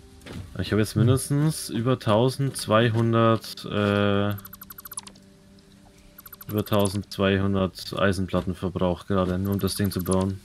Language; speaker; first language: German; native; German